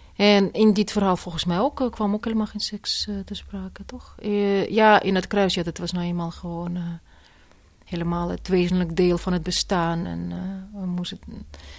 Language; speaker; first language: Dutch; non-native, fluent; Russian